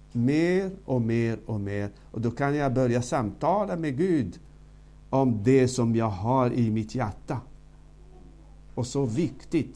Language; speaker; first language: Swedish; non-native, fluent; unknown